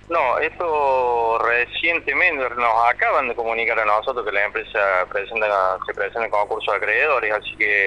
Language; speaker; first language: Spanish; native; Spanish